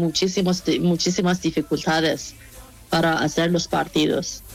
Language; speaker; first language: Spanish; non-native, fluent; Persian